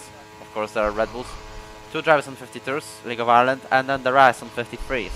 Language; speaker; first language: English; non-native, fluent; Polish